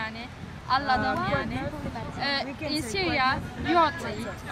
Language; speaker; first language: English; non-native, learner; Arabic